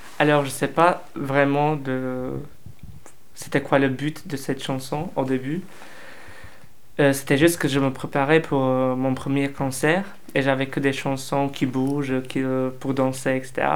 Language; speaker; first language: French; non-native, fluent; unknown